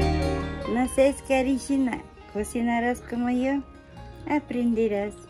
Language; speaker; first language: Spanish; non-native, local second language; Quechua